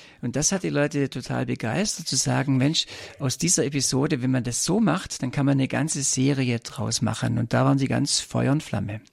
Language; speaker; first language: German; native; German